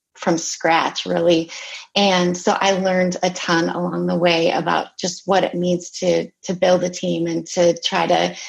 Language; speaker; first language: English; native; English